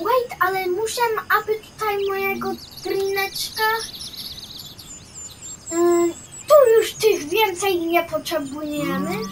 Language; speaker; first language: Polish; early bilingual, heritage; Polish